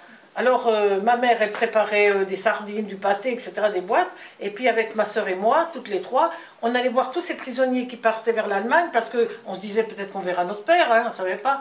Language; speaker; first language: French; native; French